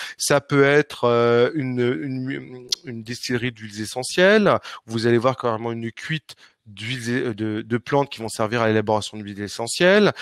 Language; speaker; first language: French; native; French